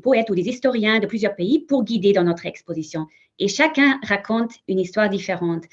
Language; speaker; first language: French; non-native, fluent; German